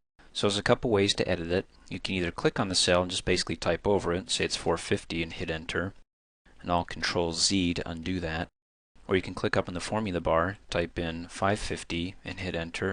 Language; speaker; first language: English; native; English